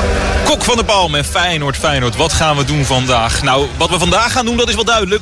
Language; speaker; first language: Dutch; native; Dutch